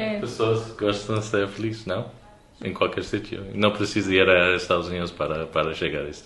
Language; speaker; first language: Portuguese; non-native, learner; English